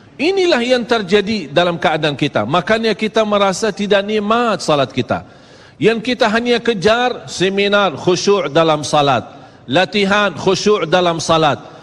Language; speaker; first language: Malay; native; Malay